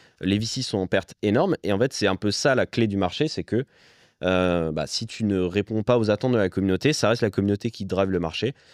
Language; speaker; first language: French; native; French